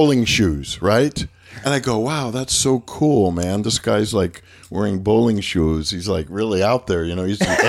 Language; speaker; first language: English; native; English